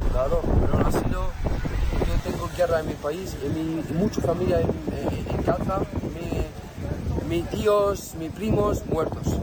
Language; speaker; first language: Spanish; non-native, learner; Arabic